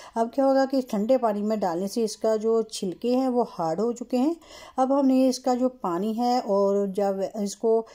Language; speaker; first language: Urdu; native; Urdu